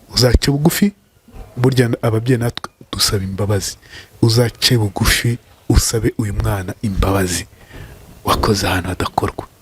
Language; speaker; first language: Kinyarwanda; native; Kinyarwanda